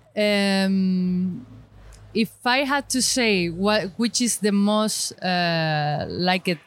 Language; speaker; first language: English; non-native, learner; Spanish